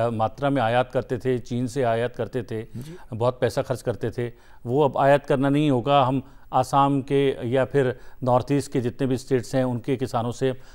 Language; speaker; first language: Hindi; native; Hindi